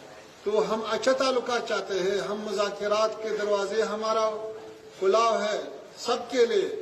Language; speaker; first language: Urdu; non-native, fluent; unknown